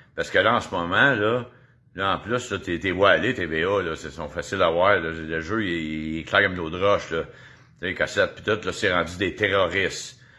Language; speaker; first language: French; native; French